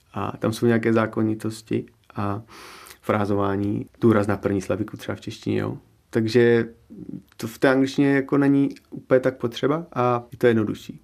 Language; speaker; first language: Czech; native; Czech